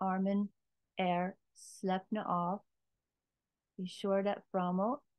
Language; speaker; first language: Swedish; non-native, learner; English